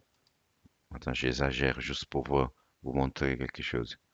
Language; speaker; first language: French; non-native, fluent; Italian